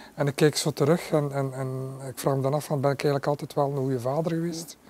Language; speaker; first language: Dutch; early bilingual, other home language; Arabic